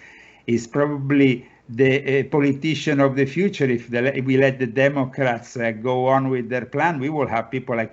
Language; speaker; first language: English; non-native, fluent; Italian